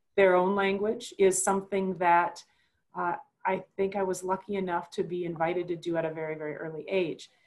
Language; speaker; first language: English; native; English